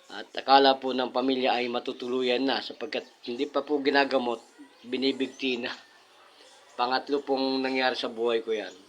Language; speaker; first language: Filipino; native; Filipino